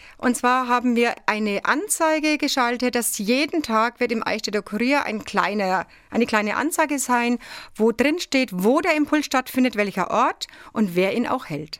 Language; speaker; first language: German; native; German